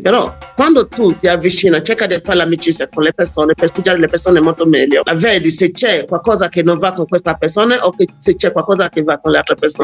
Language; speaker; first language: Italian; non-native, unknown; English